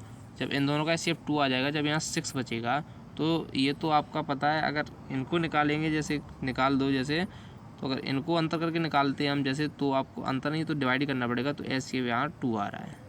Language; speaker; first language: Hindi; native; Hindi